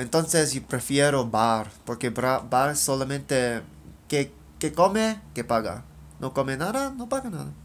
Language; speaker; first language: Spanish; non-native, learner; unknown